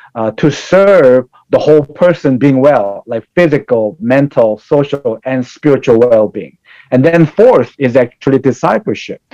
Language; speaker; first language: English; non-native, fluent; Korean